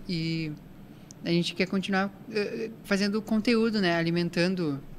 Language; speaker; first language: Portuguese; native; Portuguese